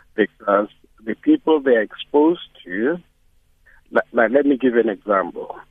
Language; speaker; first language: English; non-native, local second language; Northern Sotho